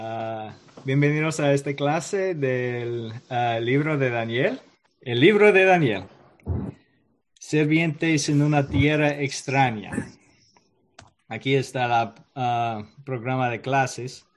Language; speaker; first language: Spanish; non-native, learner; English